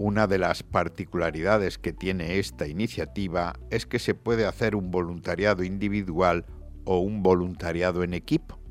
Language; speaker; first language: Spanish; native; Spanish